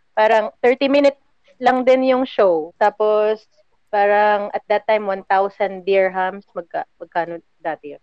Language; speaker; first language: Filipino; native; Filipino